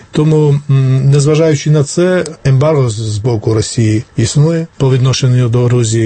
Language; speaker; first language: Ukrainian; non-native, fluent; Georgian